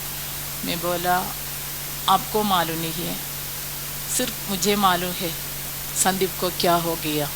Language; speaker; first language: Hindi; non-native, local second language; Malayalam